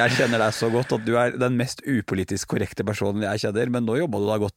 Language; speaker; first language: Norwegian; native; Norwegian